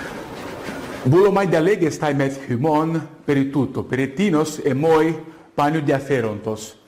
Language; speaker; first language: Greek; non-native, fluent; Portuguese